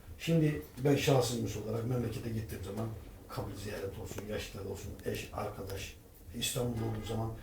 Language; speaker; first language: Turkish; native; Turkish